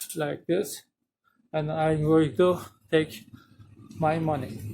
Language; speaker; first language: English; non-native, learner; Turkish